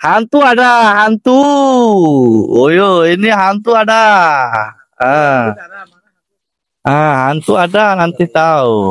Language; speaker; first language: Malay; non-native, learner; Bangla